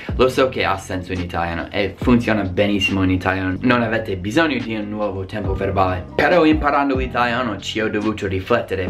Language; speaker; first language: Italian; non-native, fluent; English